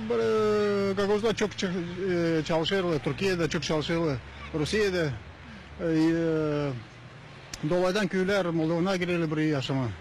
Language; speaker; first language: Turkish; non-native, learner; Gagauz